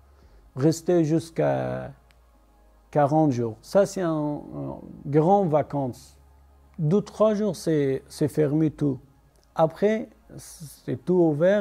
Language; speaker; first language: French; non-native, learner; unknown